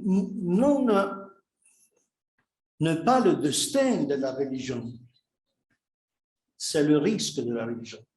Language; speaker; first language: French; non-native, fluent; Italian